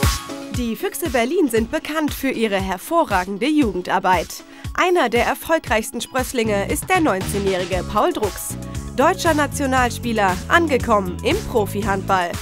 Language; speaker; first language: German; native; German